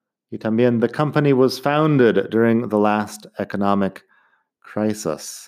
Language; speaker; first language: English; native; English